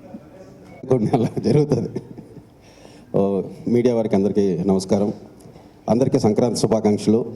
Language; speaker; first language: Telugu; native; Telugu